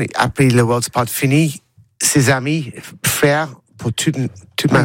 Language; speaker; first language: French; non-native, learner; English